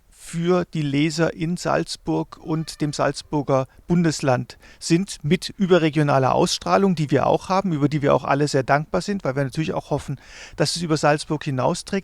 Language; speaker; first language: German; native; German